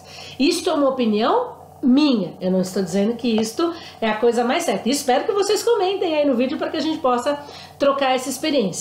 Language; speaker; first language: Portuguese; native; Portuguese